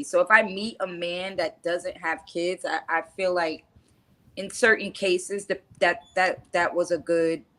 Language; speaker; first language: English; native; English